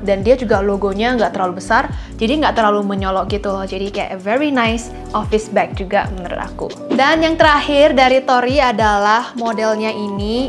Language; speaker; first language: Indonesian; native; Indonesian